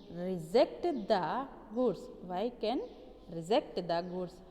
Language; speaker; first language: English; non-native, local second language; Telugu